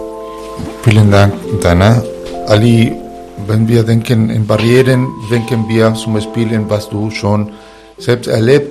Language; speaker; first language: German; non-native, fluent; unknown